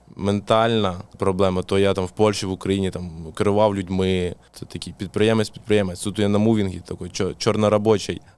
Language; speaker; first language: Ukrainian; non-native, local second language; Russian